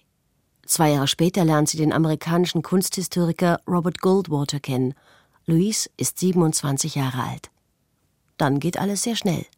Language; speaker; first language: German; native; German